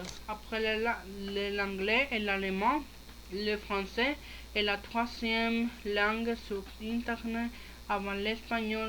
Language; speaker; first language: French; non-native, learner; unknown